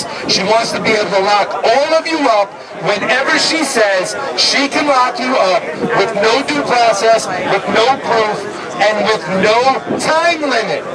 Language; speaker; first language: English; native; English